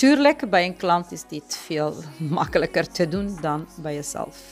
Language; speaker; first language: Dutch; non-native, fluent; Spanish